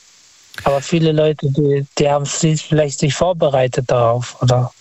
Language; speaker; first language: German; non-native, fluent; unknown